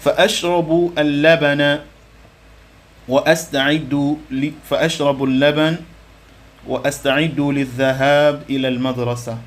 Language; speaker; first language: Arabic; non-native, fluent; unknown